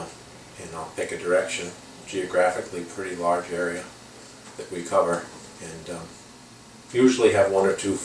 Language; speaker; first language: English; native; English